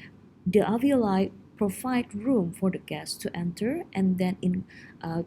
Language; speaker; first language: English; non-native, fluent; Indonesian